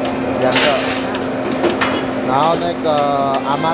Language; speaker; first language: Chinese; non-native, learner; Filipino